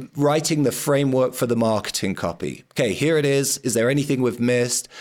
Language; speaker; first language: English; native; English